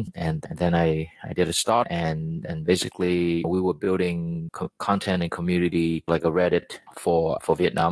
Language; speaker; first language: English; native; English